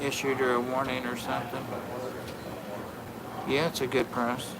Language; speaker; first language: English; native; English